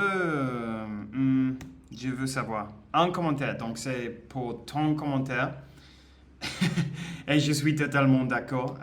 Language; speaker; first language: French; non-native, learner; English